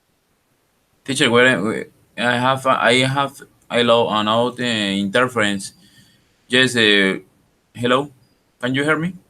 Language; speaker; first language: English; non-native, learner; Spanish